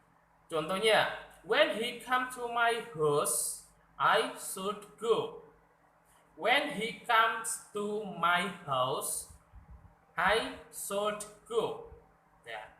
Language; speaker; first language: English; non-native, learner; Indonesian